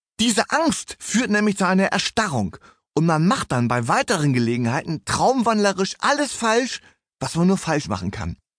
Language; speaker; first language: German; native; German